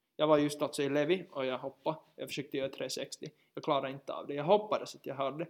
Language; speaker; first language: Swedish; native; Swedish